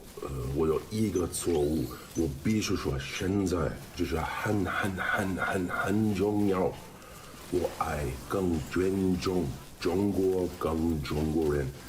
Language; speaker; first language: Chinese; non-native, learner; English